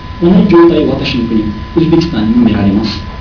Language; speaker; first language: Japanese; non-native, learner; Uzbek